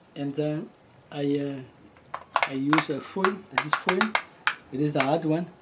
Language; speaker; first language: English; non-native, local second language; Afrikaans